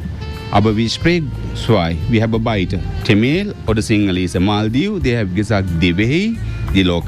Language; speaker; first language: German; non-native, learner; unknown